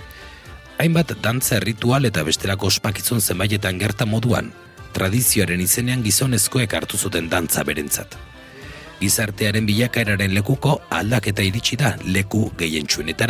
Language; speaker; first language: Basque; native; Basque